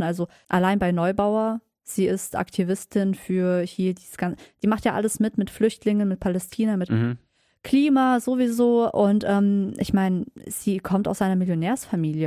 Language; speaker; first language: German; native; German